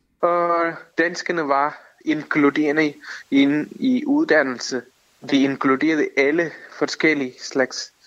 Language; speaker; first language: Danish; non-native, fluent; Tamil